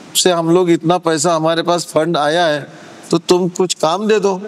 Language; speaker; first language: Hindi; non-native, local second language; Marathi